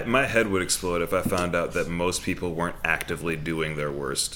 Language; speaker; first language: English; native; English